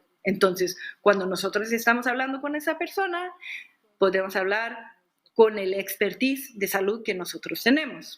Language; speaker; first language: Spanish; non-native, fluent; English